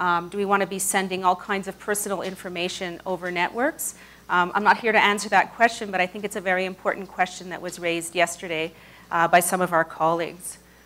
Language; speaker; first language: English; native; English